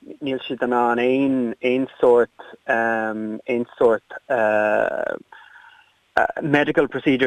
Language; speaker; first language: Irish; non-native, local second language; English